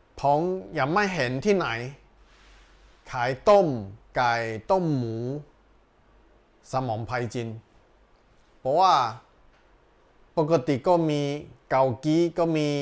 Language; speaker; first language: Thai; non-native, learner; Chinese